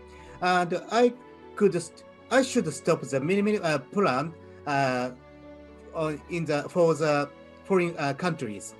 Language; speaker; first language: English; non-native, learner; Japanese